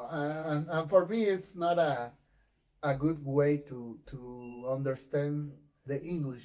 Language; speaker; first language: English; non-native, fluent; Spanish